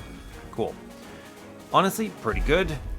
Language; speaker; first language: English; native; English